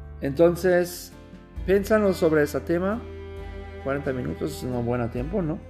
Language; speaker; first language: Spanish; non-native, learner; German